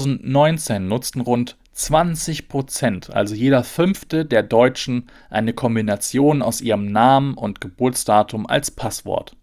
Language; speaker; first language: German; native; German